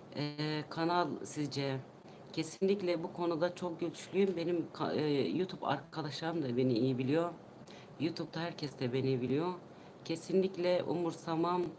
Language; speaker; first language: Turkish; non-native, local second language; Kurdish